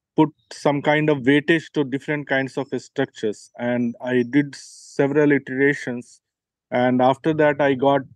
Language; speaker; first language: English; non-native, local second language; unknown